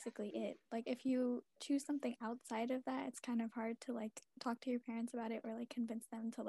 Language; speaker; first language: English; early bilingual, other home language; Tamil